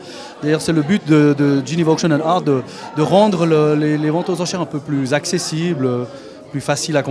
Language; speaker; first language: French; native; French